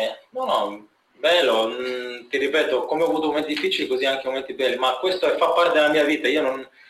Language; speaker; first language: Italian; non-native, fluent; Bulgarian